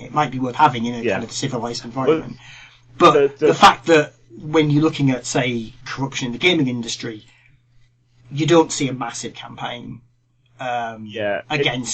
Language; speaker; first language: English; native; English